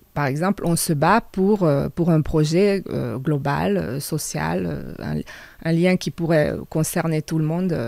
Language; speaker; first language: French; non-native, fluent; Hungarian